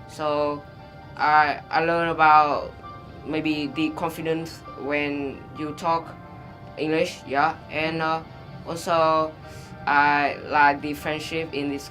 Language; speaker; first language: English; non-native, learner; Vietnamese